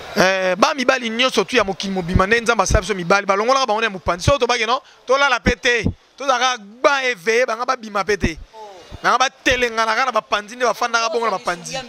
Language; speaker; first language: Lingala; native; Lingala